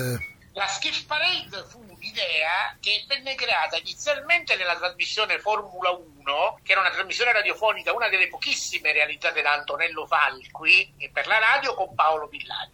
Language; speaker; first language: Italian; native; Italian